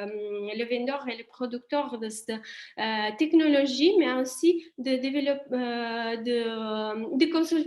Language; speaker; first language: French; non-native, fluent; Italian